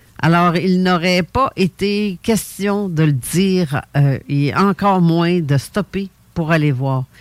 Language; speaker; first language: French; native; French